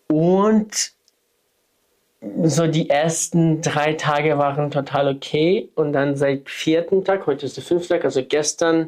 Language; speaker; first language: German; non-native, fluent; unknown